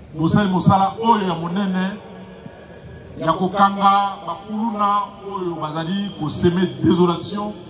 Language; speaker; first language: Lingala; native; Lingala